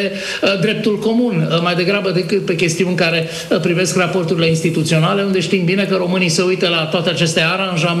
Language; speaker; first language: Romanian; native; Romanian